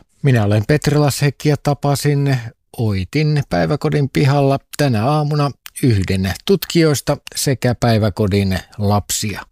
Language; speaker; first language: Finnish; native; Finnish